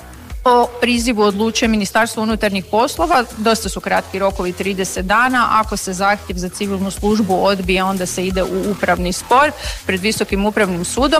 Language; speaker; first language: Serbian; native; Serbian